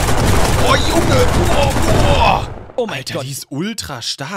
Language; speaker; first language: German; native; German